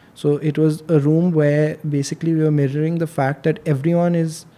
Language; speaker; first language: English; non-native, local second language; Hindi